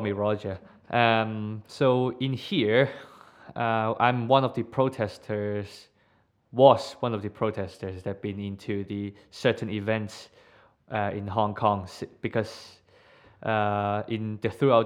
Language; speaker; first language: English; non-native, local second language; Cantonese